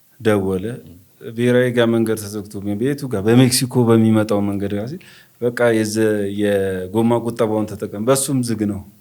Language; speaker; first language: Amharic; native; Amharic